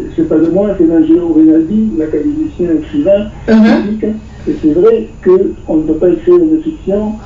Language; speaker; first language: French; native; French